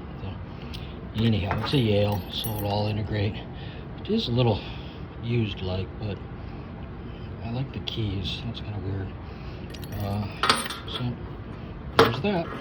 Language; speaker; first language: English; native; English